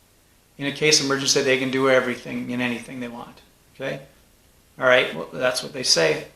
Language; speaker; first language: English; native; English